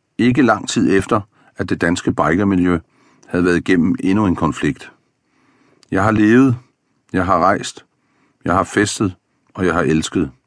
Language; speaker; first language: Danish; native; Danish